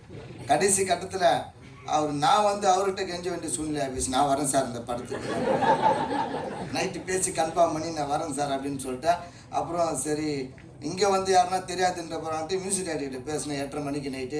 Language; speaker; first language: Tamil; native; Tamil